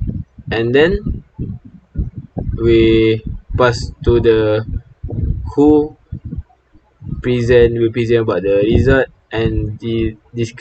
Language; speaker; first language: English; non-native, local second language; Malay